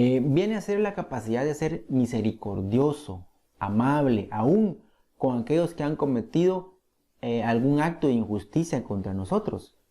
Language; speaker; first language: Spanish; native; Spanish